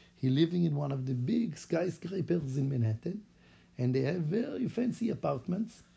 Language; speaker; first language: English; non-native, fluent; Hebrew